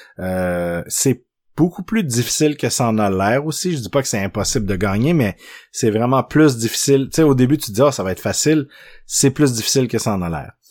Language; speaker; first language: French; native; French